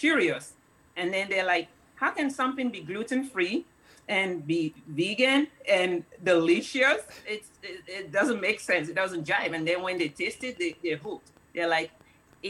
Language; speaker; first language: English; non-native, local second language; Yoruba